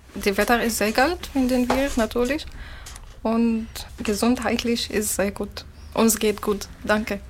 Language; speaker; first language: German; non-native, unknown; Arabic